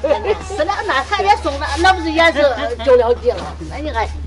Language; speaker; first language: Chinese; native; Chinese